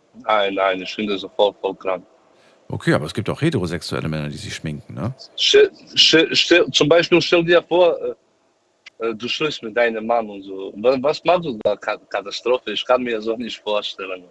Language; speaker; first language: German; non-native, learner; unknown